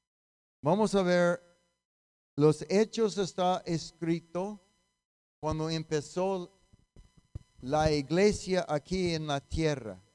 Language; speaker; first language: Spanish; non-native, fluent; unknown